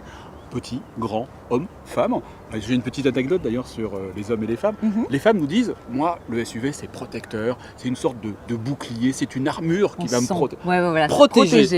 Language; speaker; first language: French; native; French